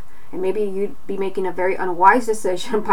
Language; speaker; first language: English; native; English